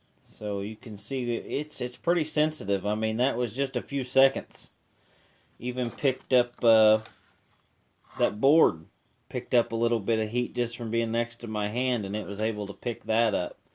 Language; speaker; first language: English; native; English